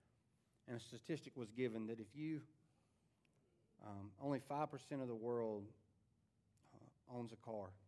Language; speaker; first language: English; native; English